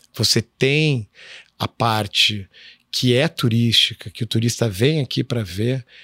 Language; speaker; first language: Portuguese; native; Portuguese